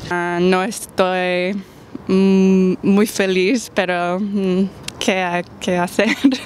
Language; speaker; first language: Spanish; non-native, learner; English